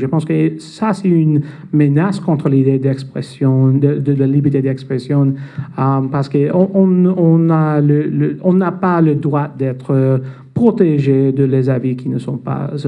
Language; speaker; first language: French; non-native, fluent; English